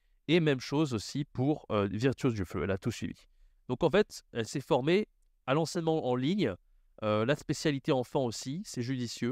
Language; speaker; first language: French; native; French